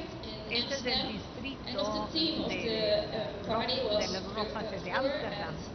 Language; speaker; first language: Spanish; non-native, fluent; Dutch